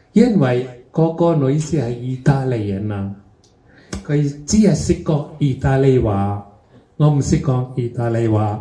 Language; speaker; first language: Cantonese; early bilingual, heritage; Cantonese